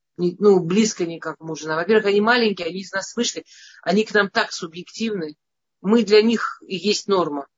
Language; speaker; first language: Russian; native; Russian